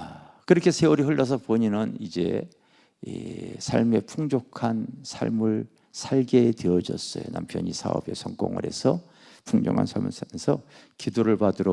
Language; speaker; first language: Korean; native; Korean